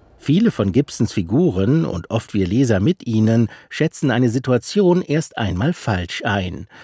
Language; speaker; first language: German; native; German